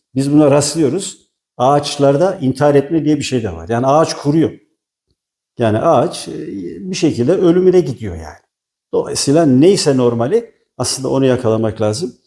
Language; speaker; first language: Turkish; native; Turkish